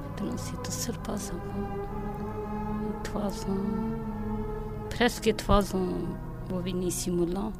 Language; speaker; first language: French; non-native, learner; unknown